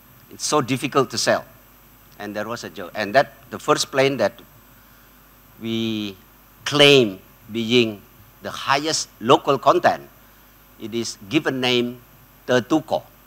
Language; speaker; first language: English; non-native, fluent; Indonesian